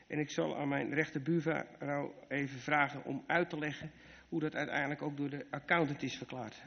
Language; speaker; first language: Dutch; native; Dutch